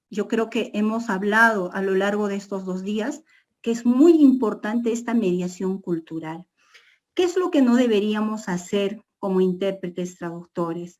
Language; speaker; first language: Spanish; non-native, local second language; Quechua